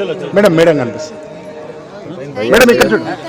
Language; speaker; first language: Telugu; native; Telugu